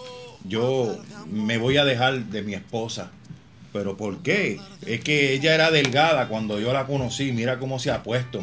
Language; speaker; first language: Spanish; native; Spanish